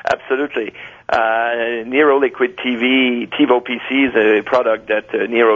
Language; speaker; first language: English; non-native, fluent; French